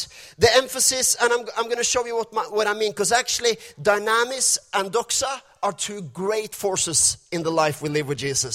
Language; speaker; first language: English; non-native, fluent; Norwegian